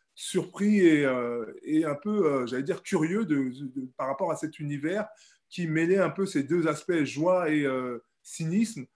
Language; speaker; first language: French; native; French